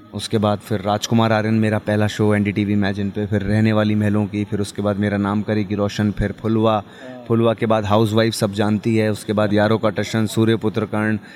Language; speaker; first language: Hindi; native; Hindi